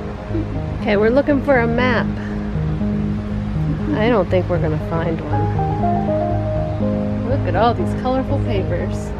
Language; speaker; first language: English; native; English